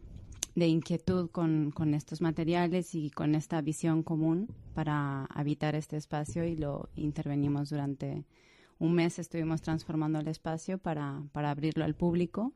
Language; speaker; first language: Spanish; native; Spanish